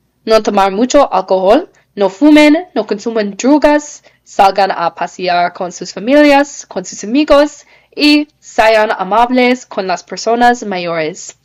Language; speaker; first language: Spanish; non-native, learner; English